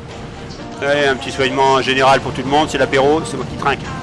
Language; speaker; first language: French; native; French